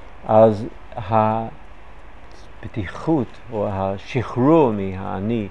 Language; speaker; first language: Hebrew; non-native, fluent; English